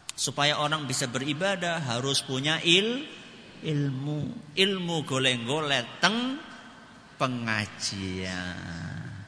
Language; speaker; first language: Indonesian; non-native, local second language; Javanese